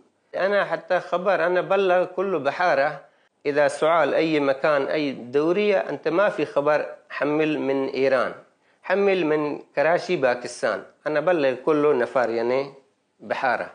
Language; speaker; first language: Arabic; non-native, learner; Baluchi